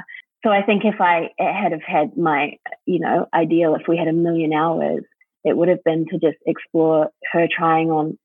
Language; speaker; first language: English; native; English